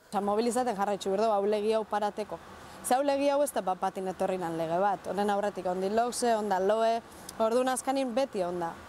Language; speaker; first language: Basque; native; Basque